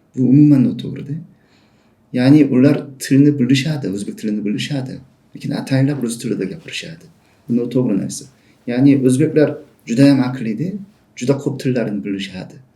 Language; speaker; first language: Uzbek; non-native, fluent; Korean